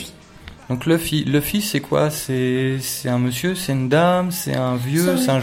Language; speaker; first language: French; native; French